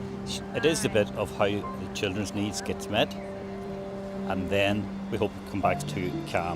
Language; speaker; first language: English; native; English